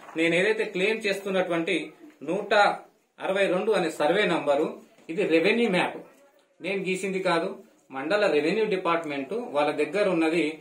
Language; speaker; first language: Telugu; non-native, local second language; Lambadi